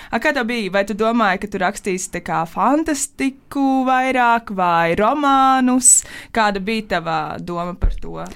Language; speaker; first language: Latvian; native; Latvian